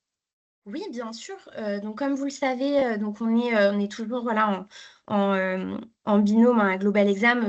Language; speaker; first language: French; native; French